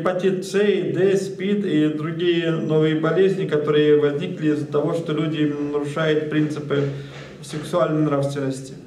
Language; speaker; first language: Russian; native; Russian